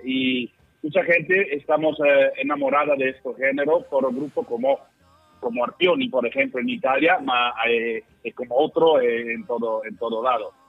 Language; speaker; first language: Spanish; non-native, learner; Italian